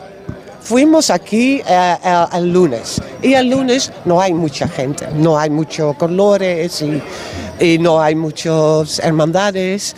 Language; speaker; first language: Spanish; non-native, learner; Dutch